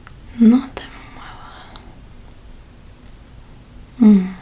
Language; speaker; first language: Spanish; early bilingual, heritage; Spanish